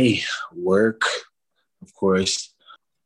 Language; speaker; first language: English; native; English